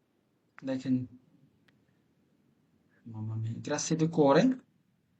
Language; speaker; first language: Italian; non-native, fluent; Bangla